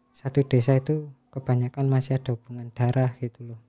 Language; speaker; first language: Indonesian; native; Indonesian